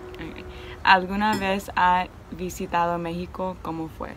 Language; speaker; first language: Spanish; non-native, learner; English